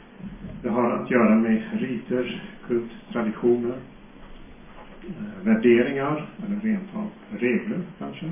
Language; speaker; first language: Swedish; non-native, fluent; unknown